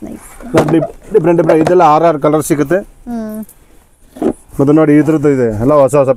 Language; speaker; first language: Kannada; non-native, local second language; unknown